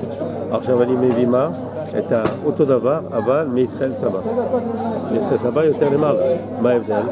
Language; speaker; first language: Hebrew; non-native, fluent; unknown